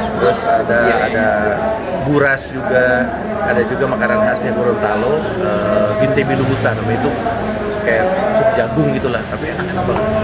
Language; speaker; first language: Indonesian; native; Indonesian